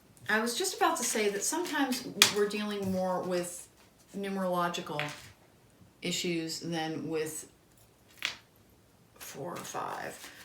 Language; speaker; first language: English; native; English